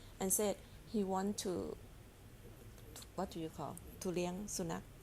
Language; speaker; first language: English; non-native, learner; Thai